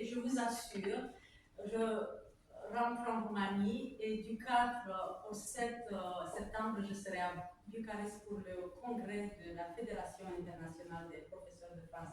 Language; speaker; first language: French; non-native, fluent; Romanian